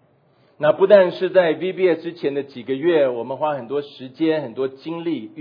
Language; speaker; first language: Chinese; native; Chinese